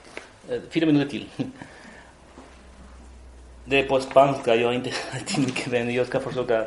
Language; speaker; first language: Swedish; non-native, fluent; Spanish